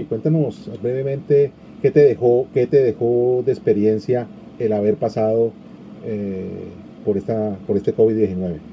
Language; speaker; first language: Spanish; native; Spanish